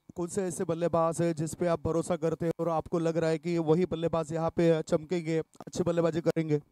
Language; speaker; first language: Hindi; non-native, local second language; Marathi